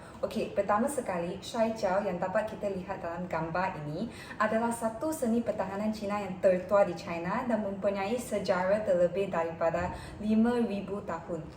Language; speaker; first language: Malay; non-native, local second language; Chinese